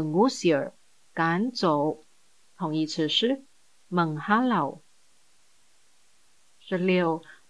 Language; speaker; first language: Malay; non-native, local second language; Chinese